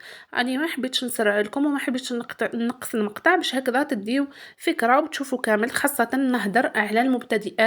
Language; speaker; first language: Arabic; native; Arabic